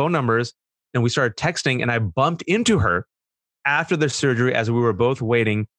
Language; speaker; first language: English; early bilingual, other home language; Urdu